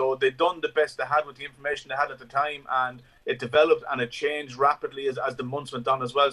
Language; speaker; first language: English; native; English